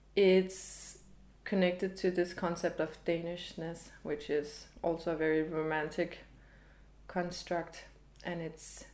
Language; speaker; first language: English; early bilingual, other home language; Danish